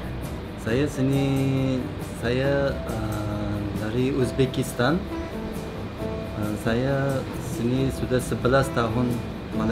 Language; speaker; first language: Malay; non-native, learner; Uzbek